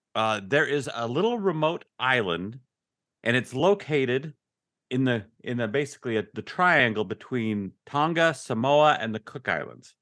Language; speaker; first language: English; native; English